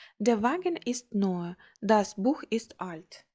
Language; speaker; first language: German; non-native, fluent; Ukrainian